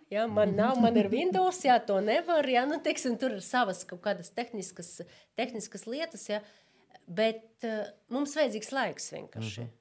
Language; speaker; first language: Latvian; non-native, local second language; Russian